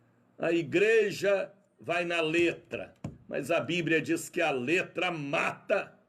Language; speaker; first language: Portuguese; native; Portuguese